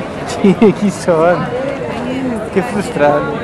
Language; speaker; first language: Spanish; non-native, local second language; Catalan